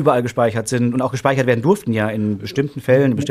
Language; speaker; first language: German; native; German